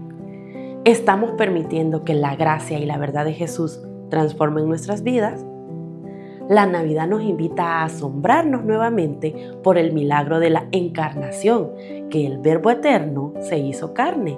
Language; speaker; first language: Spanish; native; Spanish